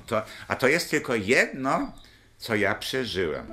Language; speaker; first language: Polish; non-native, local second language; German